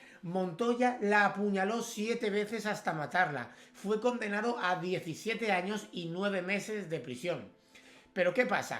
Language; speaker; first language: Spanish; native; Spanish